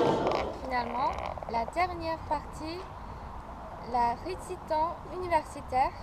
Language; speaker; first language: French; non-native, learner; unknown